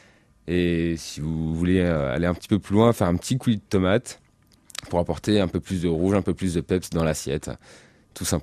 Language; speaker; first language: French; native; French